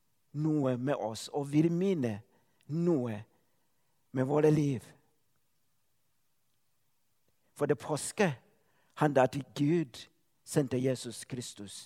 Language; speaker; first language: Norwegian; non-native, learner; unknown